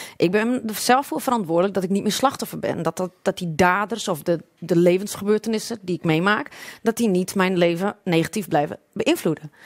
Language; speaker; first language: Dutch; non-native, local second language; Western Frisian